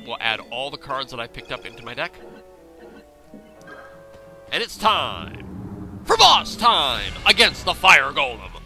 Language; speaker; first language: English; native; English